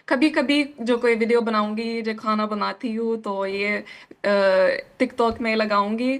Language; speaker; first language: Hindi; non-native, learner; Lithuanian